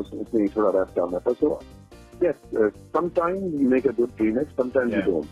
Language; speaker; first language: English; non-native, local second language; Punjabi